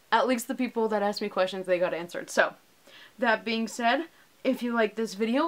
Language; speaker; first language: English; native; English